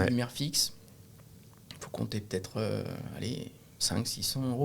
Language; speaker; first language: French; native; French